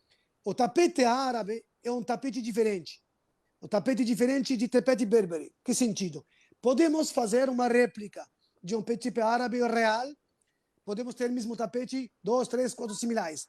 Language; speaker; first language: Portuguese; non-native, fluent; Arabic